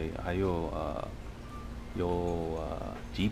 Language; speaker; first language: Chinese; non-native, fluent; English